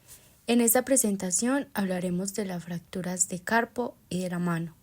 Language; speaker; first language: Spanish; native; Spanish